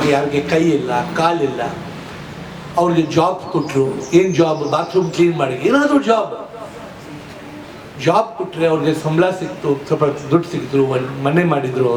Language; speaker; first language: Kannada; non-native, local second language; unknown